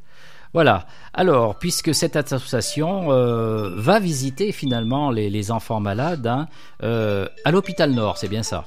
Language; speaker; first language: French; native; French